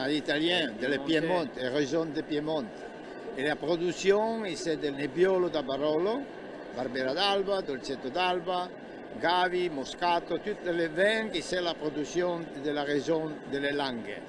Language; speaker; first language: French; non-native, learner; Italian